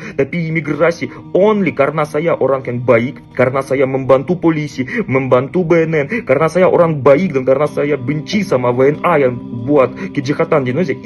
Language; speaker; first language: Indonesian; non-native, fluent; Russian